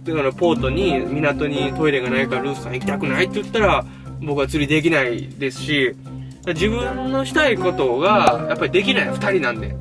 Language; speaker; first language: Japanese; native; Japanese